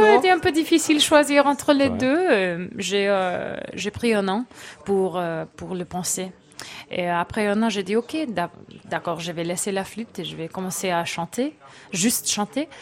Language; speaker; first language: French; non-native, fluent; English